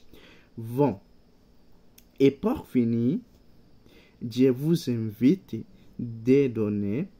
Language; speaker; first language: French; non-native, learner; Spanish